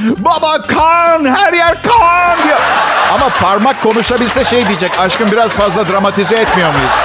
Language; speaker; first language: Turkish; native; Turkish